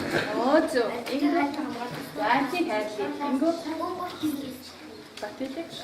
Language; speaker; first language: Mongolian; native; Mongolian